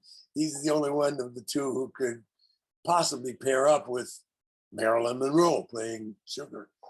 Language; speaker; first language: English; native; English